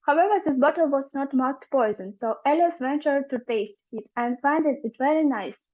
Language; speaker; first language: English; non-native, fluent; Ukrainian